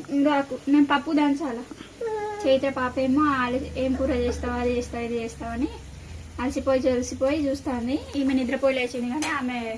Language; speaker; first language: Telugu; native; Telugu